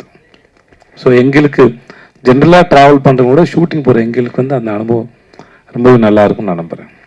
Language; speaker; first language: Tamil; native; Tamil